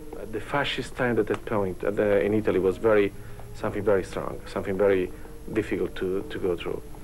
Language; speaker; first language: English; non-native, fluent; Italian